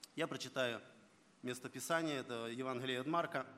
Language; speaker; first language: Russian; non-native, local second language; Ukrainian